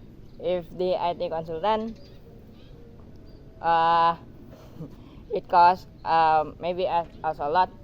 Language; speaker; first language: English; non-native, learner; Indonesian